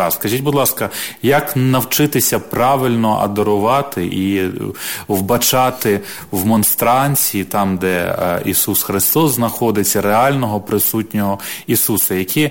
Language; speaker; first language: Ukrainian; native; Ukrainian